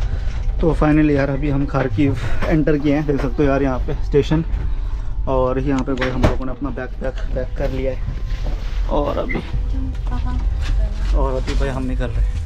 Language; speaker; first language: Hindi; native; Hindi